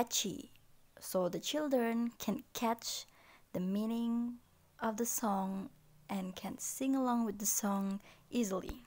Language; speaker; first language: English; non-native, learner; Indonesian